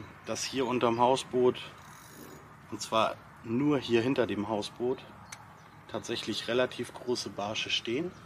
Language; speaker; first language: German; native; German